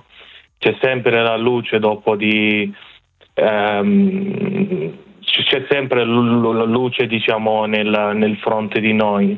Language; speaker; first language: Italian; non-native, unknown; Persian